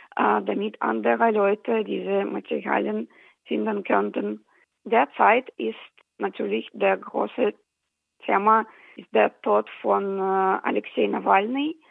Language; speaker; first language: German; non-native, fluent; Russian